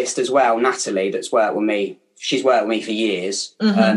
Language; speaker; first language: English; native; English